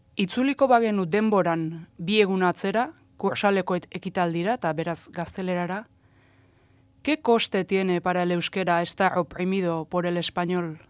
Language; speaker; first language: Basque; native; Basque